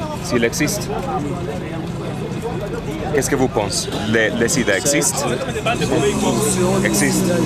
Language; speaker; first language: French; non-native, fluent; Spanish